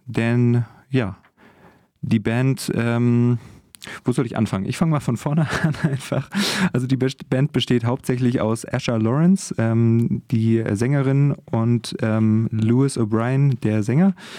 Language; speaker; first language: German; native; German